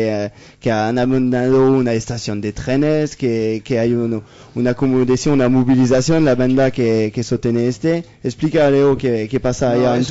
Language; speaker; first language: Spanish; non-native, learner; French